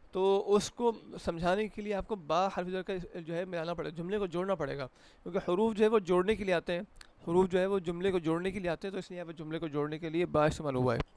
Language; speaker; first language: Urdu; native; Urdu